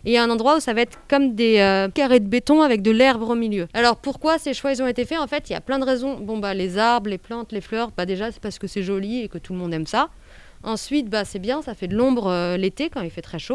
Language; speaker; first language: French; native; French